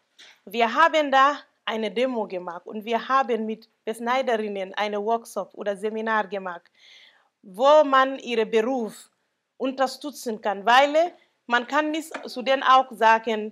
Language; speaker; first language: German; non-native, local second language; Mandingo